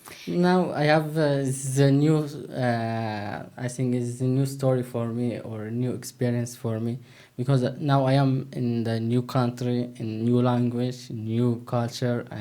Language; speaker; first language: English; non-native, learner; Turkish